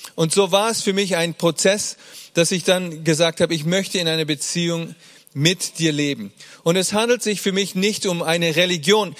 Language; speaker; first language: German; early bilingual, other home language; English